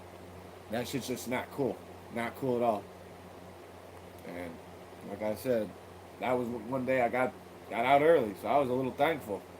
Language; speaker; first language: English; native; English